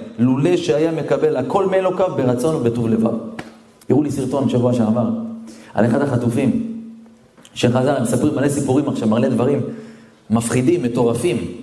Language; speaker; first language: Hebrew; native; Hebrew